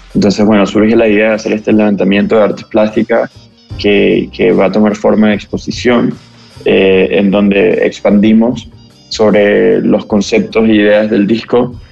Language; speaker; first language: Spanish; native; Spanish